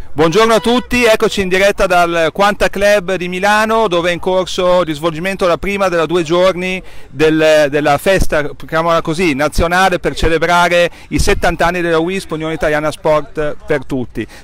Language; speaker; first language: Italian; native; Italian